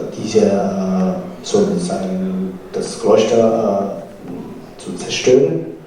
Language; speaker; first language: German; non-native, fluent; Tibetan